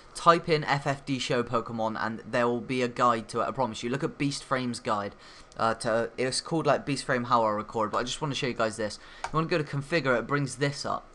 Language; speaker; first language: English; native; English